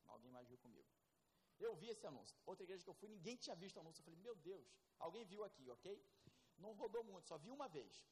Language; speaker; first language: Portuguese; native; Portuguese